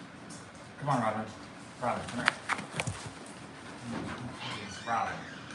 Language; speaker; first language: English; native; English